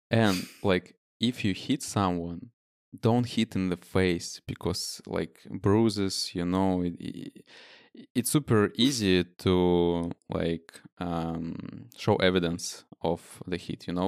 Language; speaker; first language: English; non-native, fluent; Russian